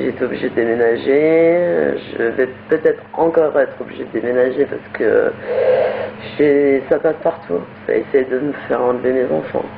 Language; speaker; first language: French; native; French